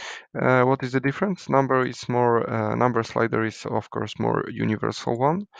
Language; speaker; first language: English; non-native, fluent; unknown